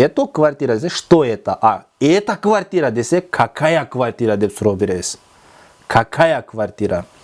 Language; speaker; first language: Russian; non-native, local second language; Kyrgyz